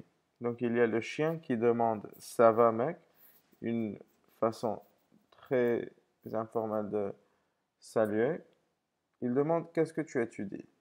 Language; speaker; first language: French; non-native, fluent; English